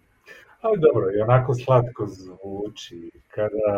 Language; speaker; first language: Serbian; native; Serbian